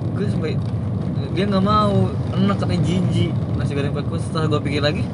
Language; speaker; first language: Indonesian; non-native, local second language; Sundanese